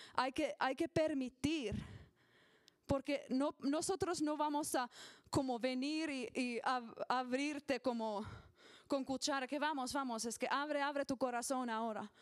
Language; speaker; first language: Spanish; non-native, learner; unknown